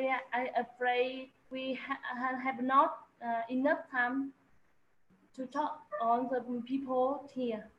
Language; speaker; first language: English; non-native, learner; Vietnamese